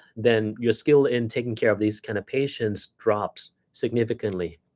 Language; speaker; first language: English; non-native, fluent; Thai